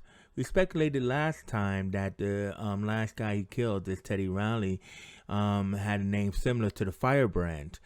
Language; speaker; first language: English; native; English